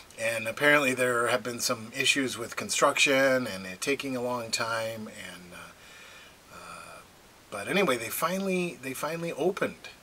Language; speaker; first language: English; native; English